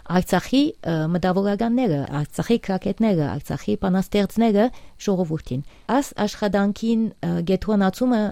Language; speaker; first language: Armenian; early bilingual, heritage; Armenian